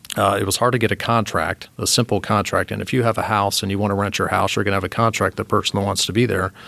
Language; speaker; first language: English; native; English